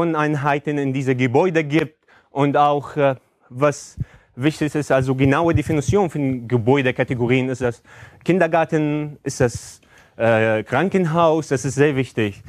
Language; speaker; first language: German; non-native, fluent; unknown